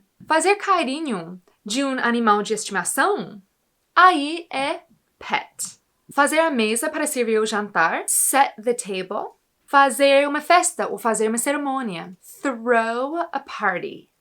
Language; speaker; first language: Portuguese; non-native, fluent; English